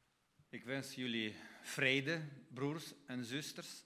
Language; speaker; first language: Dutch; non-native, fluent; Russian